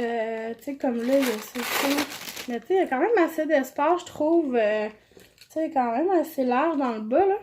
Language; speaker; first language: French; native; French